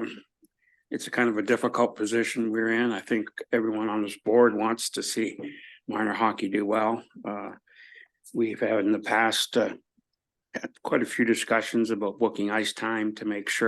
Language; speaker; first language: English; native; English